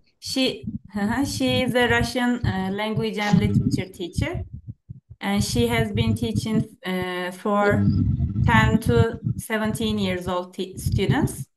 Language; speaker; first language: English; non-native, fluent; Turkish